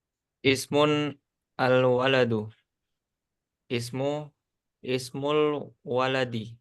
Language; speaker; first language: Arabic; non-native, learner; Indonesian